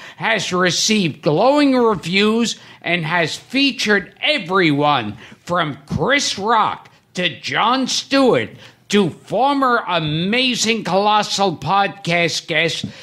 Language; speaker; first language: English; native; English